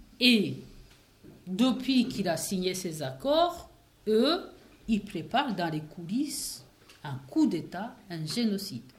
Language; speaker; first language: French; non-native, local second language; Kinyarwanda